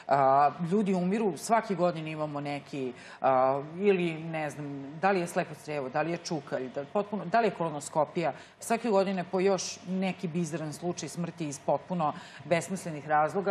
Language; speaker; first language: Serbian; native; Serbian